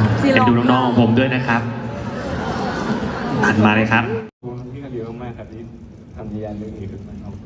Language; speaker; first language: Thai; native; Thai